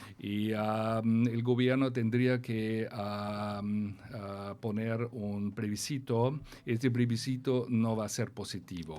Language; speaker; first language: Spanish; non-native, fluent; German